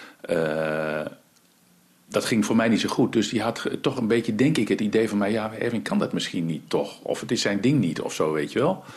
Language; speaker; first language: Dutch; early bilingual, other home language; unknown